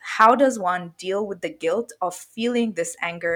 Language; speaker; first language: English; non-native, local second language; Bangla